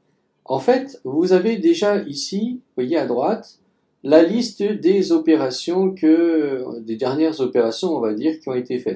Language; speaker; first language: French; native; French